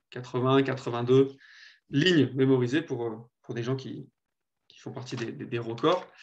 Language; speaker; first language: French; native; French